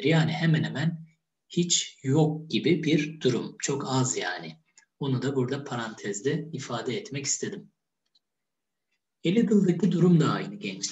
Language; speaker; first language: Turkish; native; Turkish